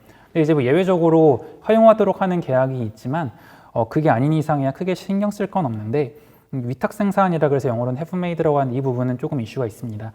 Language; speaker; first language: Korean; native; Korean